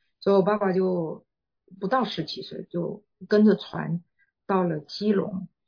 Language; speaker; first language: Chinese; native; Chinese